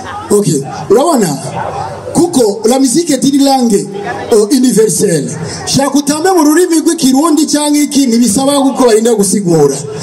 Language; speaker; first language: French; non-native, local second language; Rundi